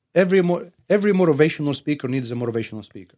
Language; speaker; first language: English; non-native, fluent; Arabic